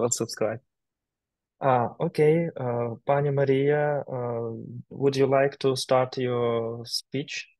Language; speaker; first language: English; non-native, learner; Ukrainian